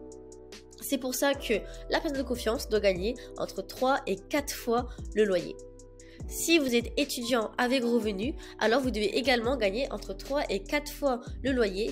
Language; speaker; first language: French; native; French